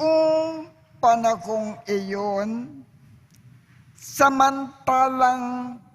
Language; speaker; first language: Filipino; native; Filipino